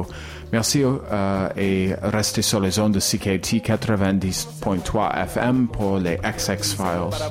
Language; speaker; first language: French; non-native, learner; English